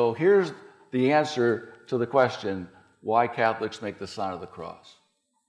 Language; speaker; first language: English; native; English